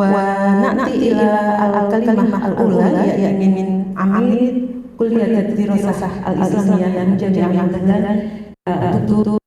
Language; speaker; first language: Arabic; non-native, fluent; Indonesian